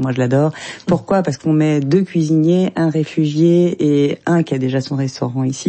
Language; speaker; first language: French; native; French